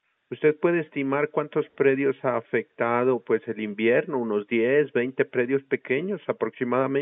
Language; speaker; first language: Spanish; native; Spanish